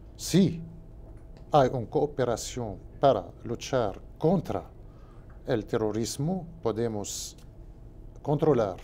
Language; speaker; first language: Portuguese; non-native, learner; Spanish